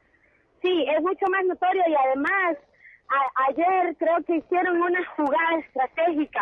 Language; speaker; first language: Spanish; native; Spanish